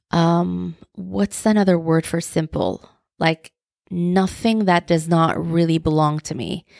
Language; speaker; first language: English; non-native, fluent; Turkish